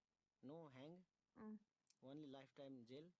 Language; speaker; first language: English; non-native, learner; Nepali